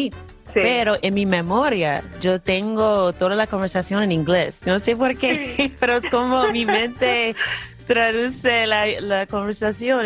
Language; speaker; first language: Spanish; non-native, fluent; English